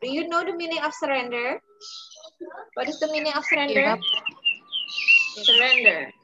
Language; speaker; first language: English; non-native, fluent; Balinese